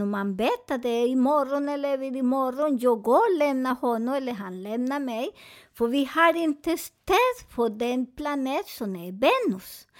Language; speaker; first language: Swedish; non-native, fluent; Spanish